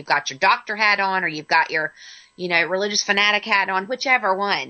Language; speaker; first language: English; native; English